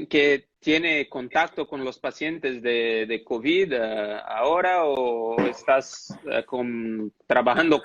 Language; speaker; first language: Spanish; non-native, fluent; Portuguese